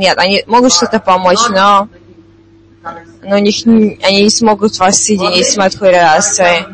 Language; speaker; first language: Russian; non-native, fluent; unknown